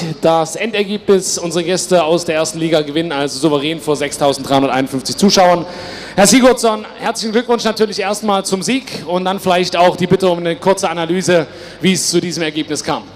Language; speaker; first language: German; native; German